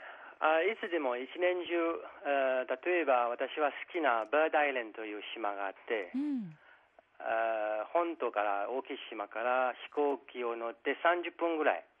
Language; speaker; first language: Japanese; non-native, fluent; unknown